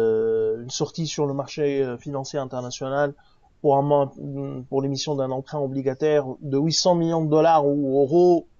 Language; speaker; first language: French; non-native, local second language; Arabic